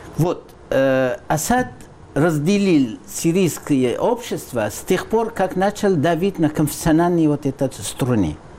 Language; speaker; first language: Russian; non-native, fluent; Arabic